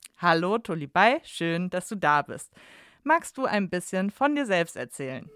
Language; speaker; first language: German; native; German